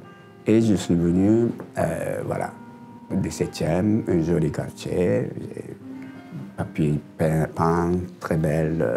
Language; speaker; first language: French; non-native, learner; Japanese